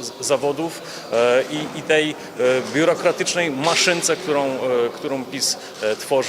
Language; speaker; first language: Polish; native; Polish